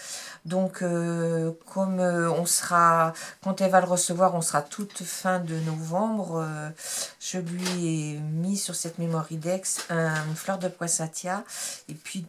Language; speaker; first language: French; native; French